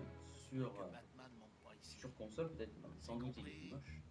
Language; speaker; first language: French; native; French